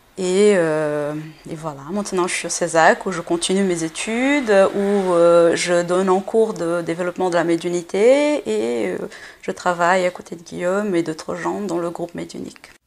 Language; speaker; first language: French; non-native, fluent; Portuguese